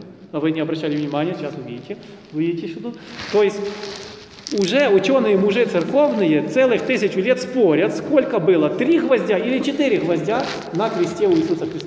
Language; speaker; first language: Russian; native; Russian